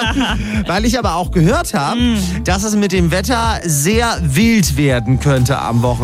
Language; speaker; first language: German; native; German